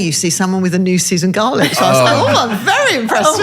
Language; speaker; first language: English; native; English